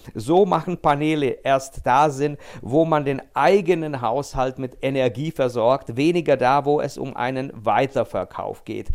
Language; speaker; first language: German; non-native, fluent; Czech